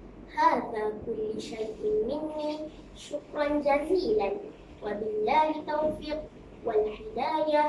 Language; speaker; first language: Arabic; non-native, learner; Malay